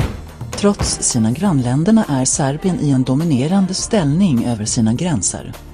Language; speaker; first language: Swedish; non-native, learner; Croatian